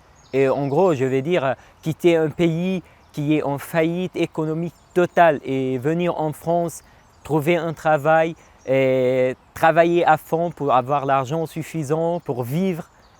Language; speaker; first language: French; non-native, local second language; Arabic